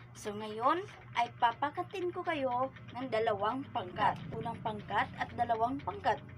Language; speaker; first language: Filipino; non-native, local second language; Cebuano